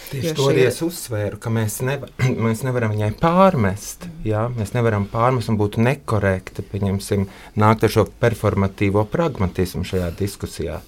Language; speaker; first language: Latvian; non-native, local second language; Russian